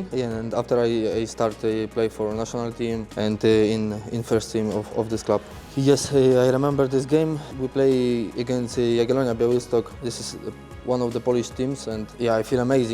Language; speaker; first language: English; non-native, fluent; Polish